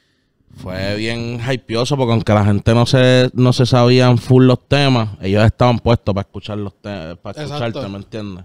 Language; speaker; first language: Spanish; native; Spanish